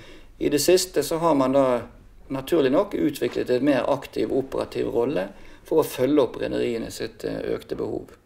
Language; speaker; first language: Norwegian; native; Norwegian